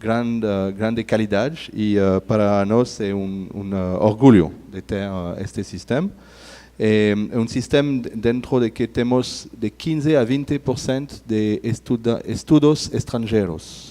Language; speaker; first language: Portuguese; non-native, learner; French